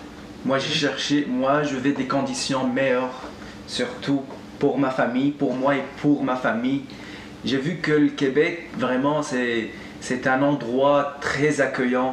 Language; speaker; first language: French; non-native, local second language; Arabic